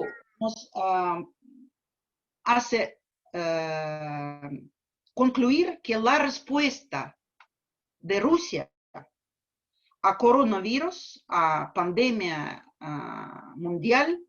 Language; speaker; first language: Spanish; non-native, fluent; Russian